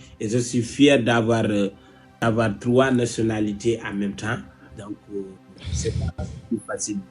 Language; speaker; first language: French; non-native, local second language; Wolof